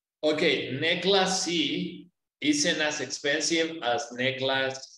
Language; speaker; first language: English; non-native, fluent; Spanish